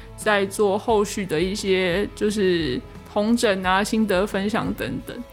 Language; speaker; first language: Chinese; native; Chinese